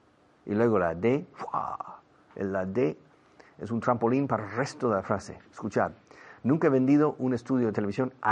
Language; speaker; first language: Spanish; non-native, fluent; English